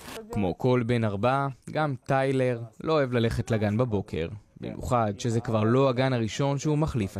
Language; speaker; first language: Hebrew; native; Hebrew